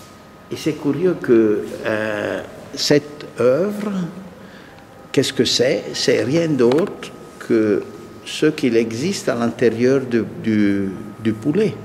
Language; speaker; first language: French; non-native, fluent; Italian